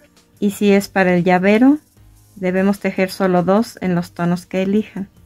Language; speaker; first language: Spanish; native; Spanish